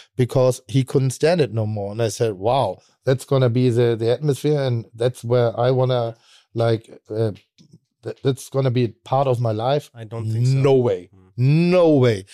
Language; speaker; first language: English; non-native, fluent; German